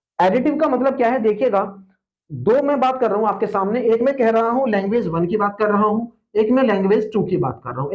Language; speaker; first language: Hindi; native; Hindi